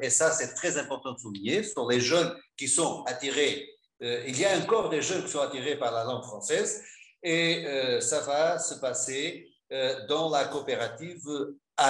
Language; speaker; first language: French; non-native, fluent; Portuguese